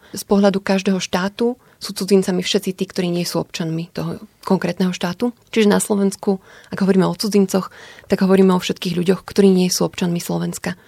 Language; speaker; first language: Slovak; native; Slovak